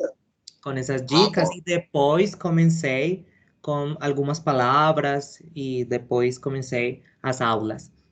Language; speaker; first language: Portuguese; non-native, learner; Spanish